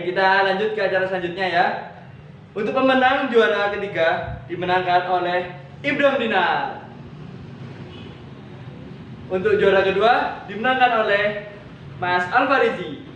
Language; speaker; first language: Indonesian; native; Indonesian